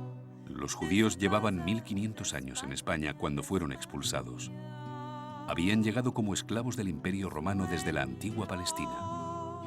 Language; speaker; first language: Spanish; native; Spanish